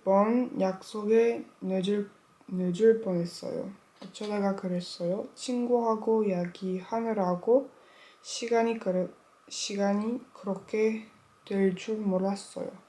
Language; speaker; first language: Korean; non-native, learner; French